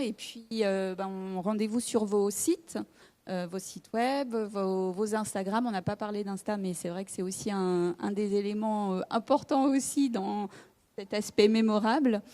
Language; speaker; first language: French; native; French